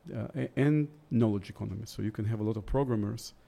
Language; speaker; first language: English; early bilingual, other home language; Russian